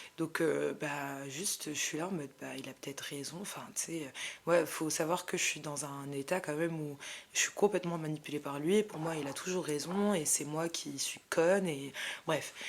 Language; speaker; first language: French; non-native, local second language; Arabic